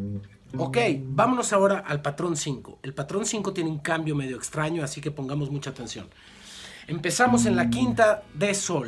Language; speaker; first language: Spanish; native; Spanish